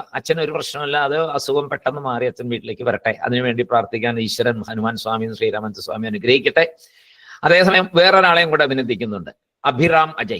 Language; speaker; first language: Malayalam; native; Malayalam